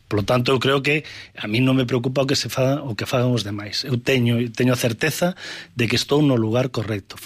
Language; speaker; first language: Galician; native; Galician